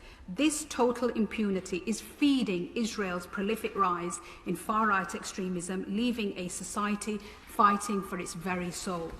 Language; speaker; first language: English; native; English